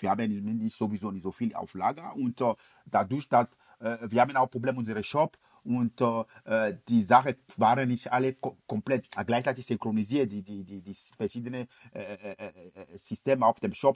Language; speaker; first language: German; non-native, fluent; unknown